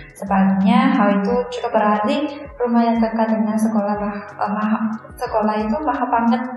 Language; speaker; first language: Indonesian; non-native, fluent; Chinese